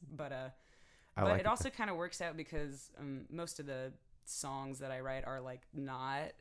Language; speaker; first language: English; native; English